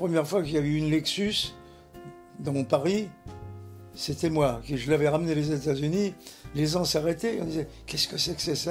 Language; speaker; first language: French; native; French